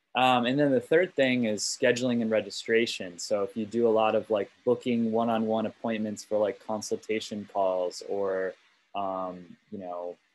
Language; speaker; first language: English; native; English